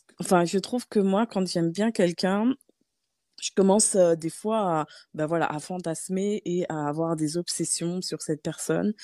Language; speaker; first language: French; native; French